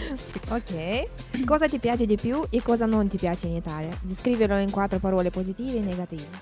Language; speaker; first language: Italian; non-native, learner; Romanian